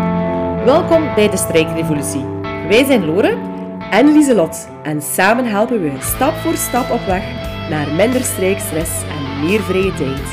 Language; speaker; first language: Dutch; native; Dutch